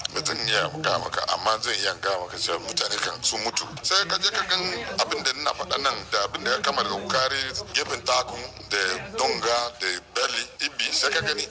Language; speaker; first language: Hausa; non-native, local second language; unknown